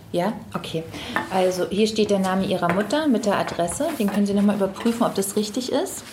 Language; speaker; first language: German; native; German